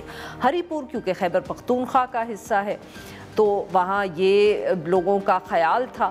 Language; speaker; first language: Urdu; native; Urdu